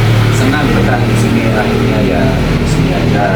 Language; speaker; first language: Indonesian; non-native, fluent; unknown